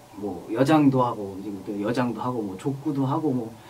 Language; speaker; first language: Korean; native; Korean